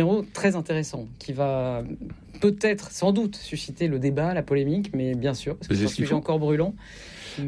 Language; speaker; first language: French; native; French